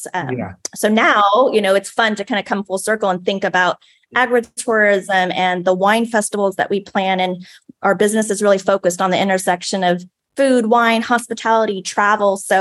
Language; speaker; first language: English; native; English